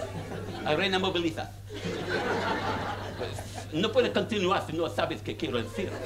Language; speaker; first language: Spanish; non-native, learner; English